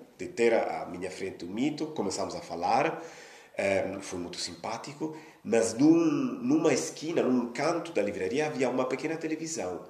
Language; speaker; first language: Portuguese; non-native, fluent; Italian